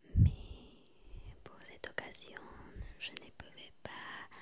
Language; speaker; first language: French; non-native, learner; Spanish